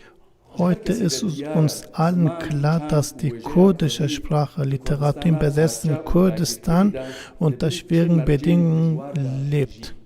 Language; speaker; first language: German; non-native, fluent; Kurdish